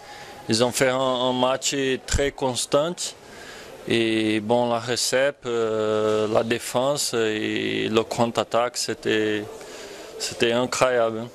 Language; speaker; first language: French; non-native, fluent; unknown